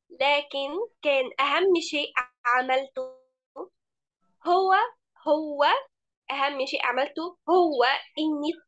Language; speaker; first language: Arabic; non-native, fluent; Indonesian